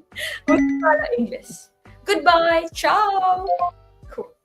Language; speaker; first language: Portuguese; non-native, learner; English